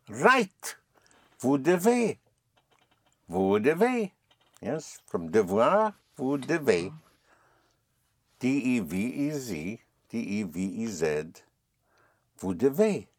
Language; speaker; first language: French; non-native, fluent; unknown